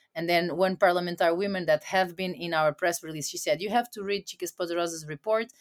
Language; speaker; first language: English; non-native, fluent; Portuguese